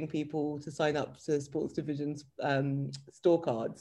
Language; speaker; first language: English; native; English